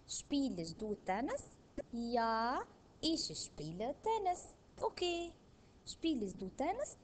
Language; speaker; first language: German; non-native, fluent; Arabic